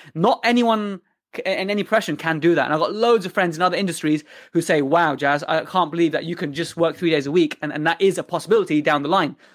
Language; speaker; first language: English; early bilingual, other home language; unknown